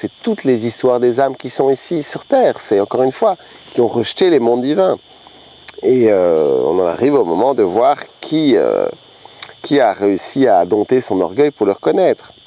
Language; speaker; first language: French; native; French